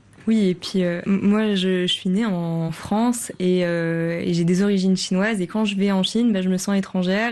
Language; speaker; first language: French; early bilingual, other home language; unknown